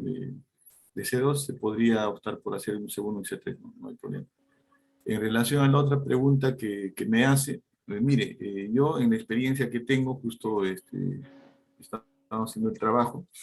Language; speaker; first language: Spanish; native; Spanish